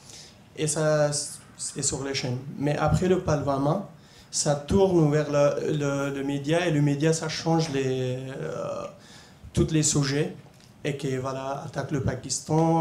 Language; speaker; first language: French; non-native, fluent; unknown